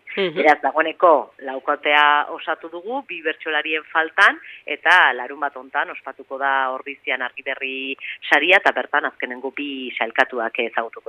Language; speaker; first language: Basque; native; Basque